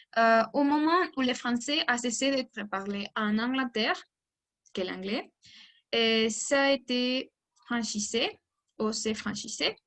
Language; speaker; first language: French; non-native, learner; Spanish